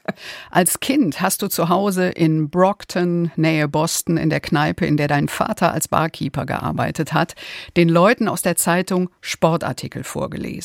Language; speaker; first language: German; native; German